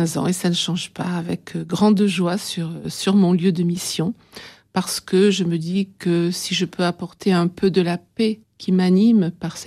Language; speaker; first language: French; native; French